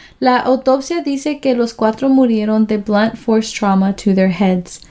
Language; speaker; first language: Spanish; early bilingual, heritage; Spanish